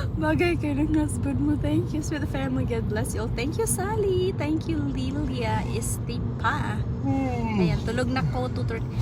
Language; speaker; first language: Filipino; non-native, local second language; Cebuano